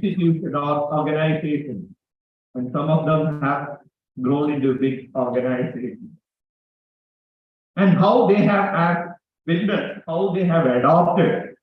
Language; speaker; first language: English; non-native, local second language; Malayalam